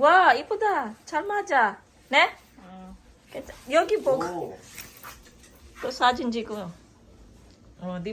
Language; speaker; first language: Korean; non-native, learner; Filipino